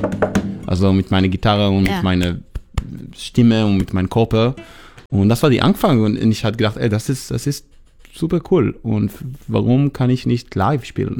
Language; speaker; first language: German; non-native, learner; Hebrew